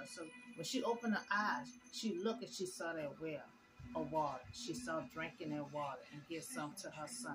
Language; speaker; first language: English; native; English